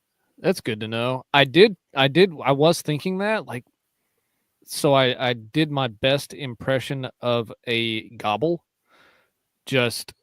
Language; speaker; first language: English; native; English